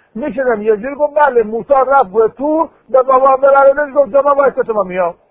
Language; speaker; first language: Persian; native; Persian